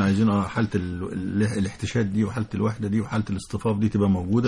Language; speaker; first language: Arabic; native; Arabic